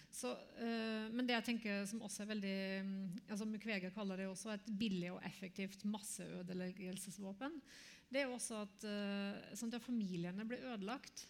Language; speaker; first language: Norwegian; native; Norwegian